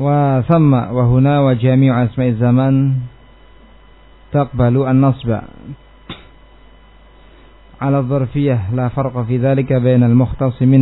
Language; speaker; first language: Arabic; non-native, fluent; Indonesian